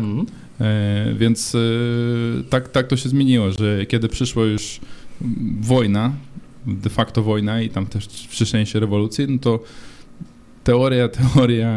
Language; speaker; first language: Polish; non-native, fluent; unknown